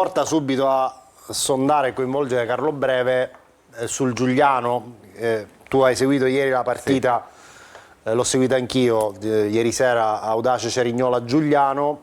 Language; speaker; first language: Italian; native; Italian